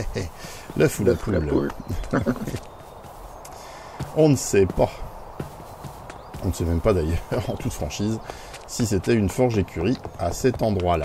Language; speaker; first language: French; native; French